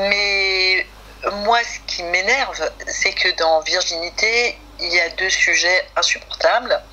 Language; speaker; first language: French; native; French